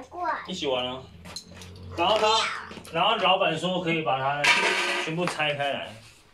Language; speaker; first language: Chinese; native; Chinese